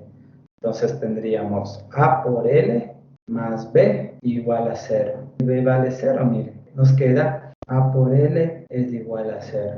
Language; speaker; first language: Spanish; native; Spanish